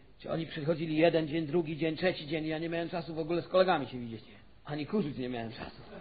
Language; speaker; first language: Polish; native; Polish